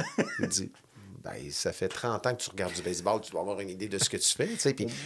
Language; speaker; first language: French; native; French